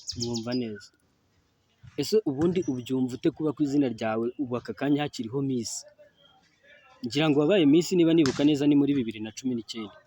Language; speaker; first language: Kinyarwanda; native; Kinyarwanda